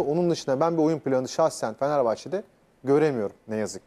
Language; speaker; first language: Turkish; native; Turkish